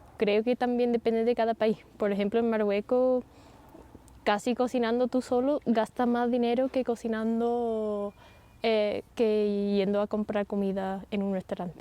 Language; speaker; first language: Spanish; non-native, fluent; English